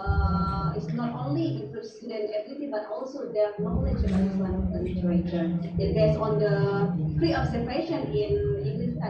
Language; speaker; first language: English; non-native, learner; Indonesian